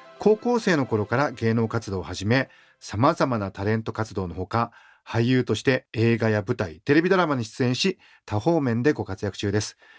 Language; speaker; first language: Japanese; native; Japanese